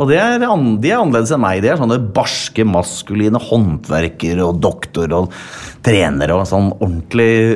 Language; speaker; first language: Norwegian; native; Norwegian